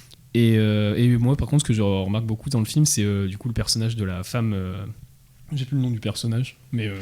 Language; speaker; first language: French; native; French